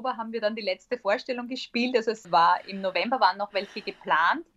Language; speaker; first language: German; native; German